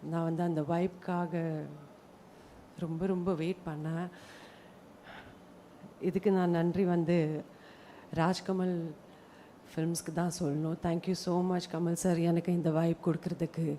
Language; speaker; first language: Tamil; non-native, fluent; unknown